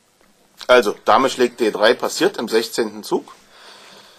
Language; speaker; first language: German; native; German